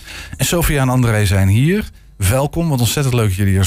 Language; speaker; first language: Dutch; native; Dutch